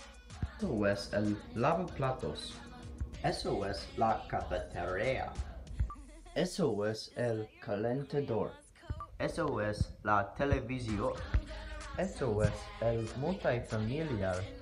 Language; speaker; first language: Spanish; non-native, learner; English